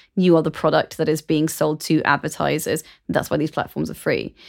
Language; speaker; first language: English; native; English